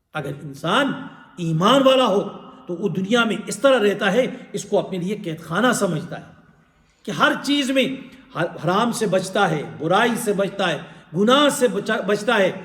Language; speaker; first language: Urdu; non-native, local second language; Pashto